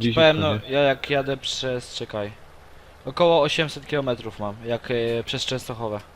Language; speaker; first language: Polish; native; Polish